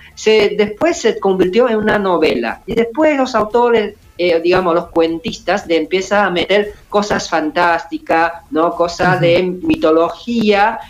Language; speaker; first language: Spanish; early bilingual, other home language; Chinese